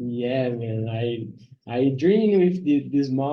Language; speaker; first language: English; non-native, learner; Portuguese